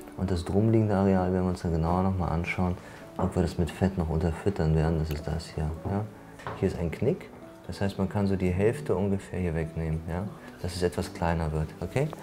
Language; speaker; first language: German; native; German